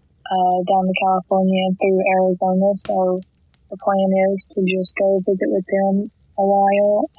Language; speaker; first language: English; native; English